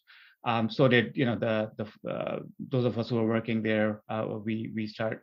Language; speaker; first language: English; non-native, local second language; Urdu